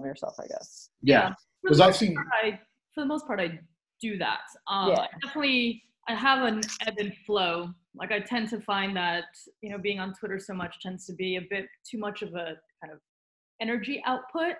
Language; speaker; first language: English; early bilingual, other home language; Romanian